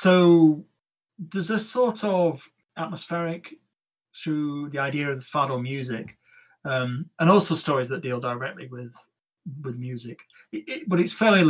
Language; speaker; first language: English; native; English